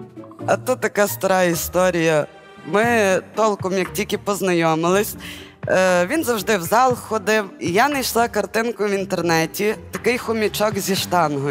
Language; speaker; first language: Ukrainian; native; Ukrainian